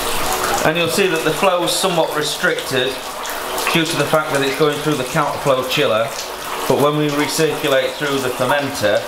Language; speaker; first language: English; native; English